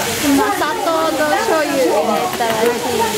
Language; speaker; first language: Japanese; non-native, learner; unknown